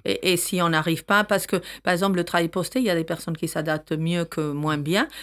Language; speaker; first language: French; non-native, fluent; Spanish